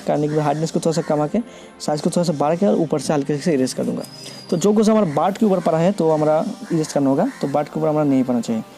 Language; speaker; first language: Hindi; non-native, local second language; Bangla